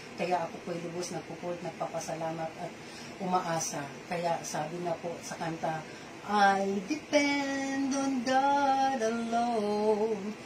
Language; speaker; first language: Filipino; non-native, local second language; Cebuano